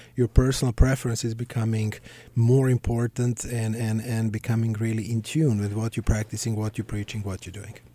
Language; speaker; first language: English; non-native, fluent; Serbian